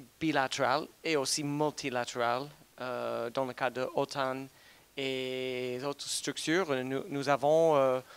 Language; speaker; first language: French; non-native, fluent; English